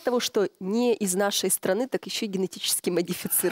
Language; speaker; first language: Russian; native; Russian